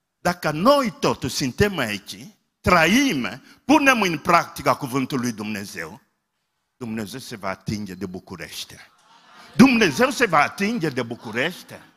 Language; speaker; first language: Romanian; non-native, fluent; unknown